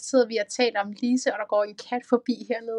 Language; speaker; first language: Danish; native; Danish